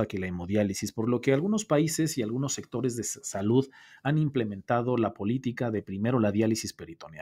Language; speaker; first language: Spanish; native; Spanish